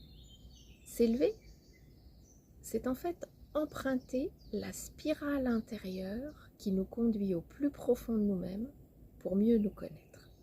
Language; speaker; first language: French; native; French